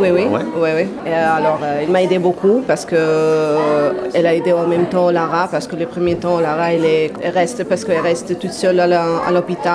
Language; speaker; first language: French; non-native, learner; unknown